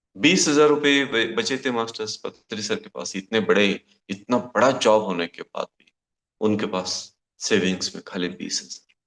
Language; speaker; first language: Hindi; non-native, local second language; Kannada